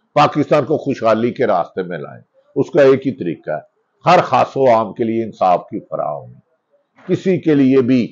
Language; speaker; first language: Urdu; non-native, local second language; Punjabi